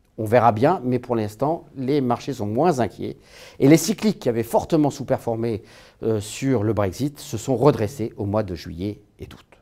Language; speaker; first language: French; native; French